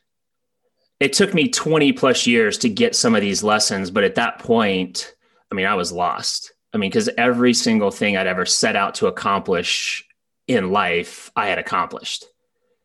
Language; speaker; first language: English; native; English